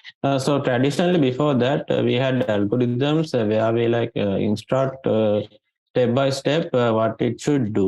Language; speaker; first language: English; non-native, local second language; Sinhala